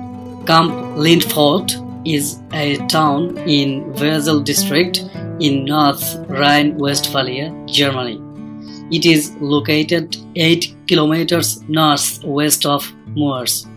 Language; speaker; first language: English; non-native, fluent; Bangla